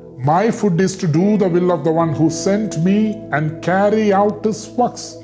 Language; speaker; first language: English; non-native, local second language; Malayalam